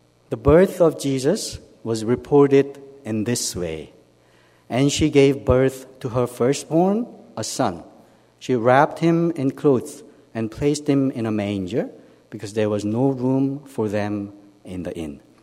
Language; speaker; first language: English; non-native, fluent; Korean